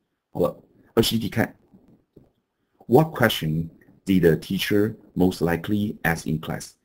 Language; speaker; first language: English; non-native, fluent; Chinese